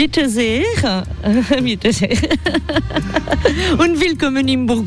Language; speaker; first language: German; non-native, fluent; French